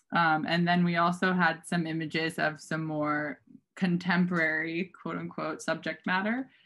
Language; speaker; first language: English; native; English